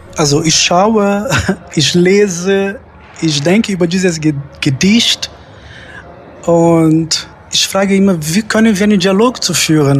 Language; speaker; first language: German; non-native, fluent; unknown